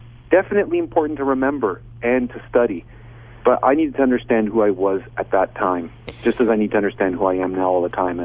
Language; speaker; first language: English; native; English